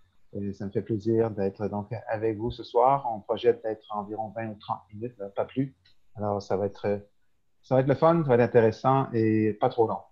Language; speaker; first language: French; native; French